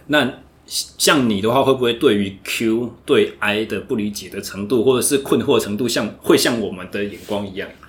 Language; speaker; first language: Chinese; native; Chinese